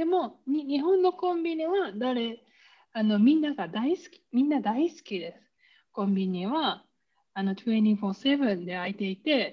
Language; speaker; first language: Japanese; non-native, learner; German